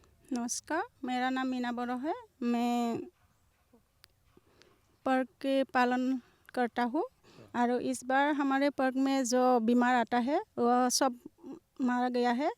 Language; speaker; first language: Hindi; non-native, local second language; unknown